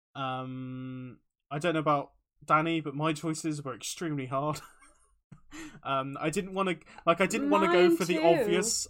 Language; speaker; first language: English; native; English